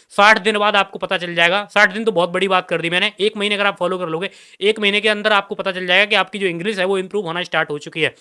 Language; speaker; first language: Hindi; native; Hindi